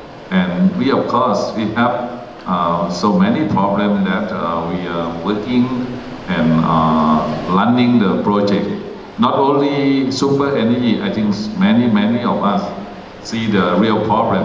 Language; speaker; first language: English; non-native, learner; Thai